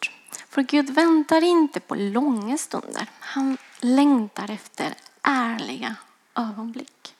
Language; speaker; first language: Swedish; non-native, fluent; Spanish